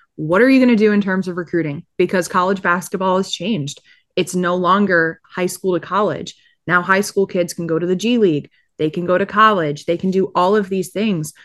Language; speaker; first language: English; native; English